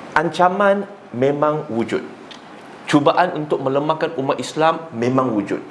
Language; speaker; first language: Malay; non-native, local second language; Chinese